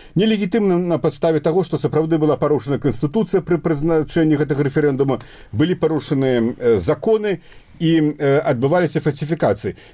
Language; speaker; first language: Belarusian; native; Belarusian